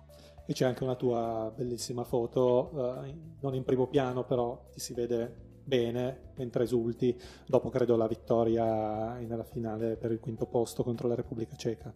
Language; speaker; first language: Italian; native; Italian